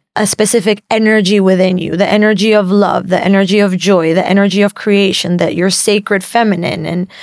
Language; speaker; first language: English; non-native, fluent; Spanish